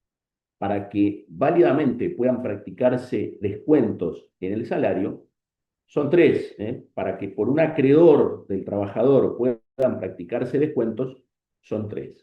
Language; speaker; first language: Spanish; native; Spanish